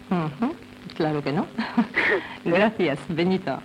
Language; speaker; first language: Spanish; non-native, local second language; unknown